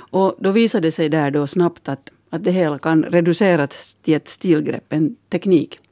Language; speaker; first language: Swedish; native; Swedish